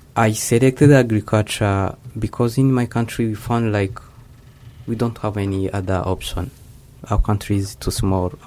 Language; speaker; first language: English; non-native, local second language; Kinyarwanda